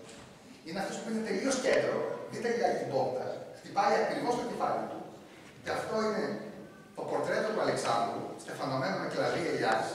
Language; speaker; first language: Greek; native; Greek